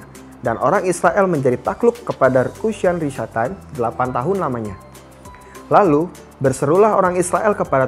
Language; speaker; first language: Indonesian; native; Indonesian